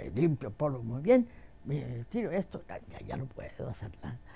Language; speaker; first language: Spanish; native; Spanish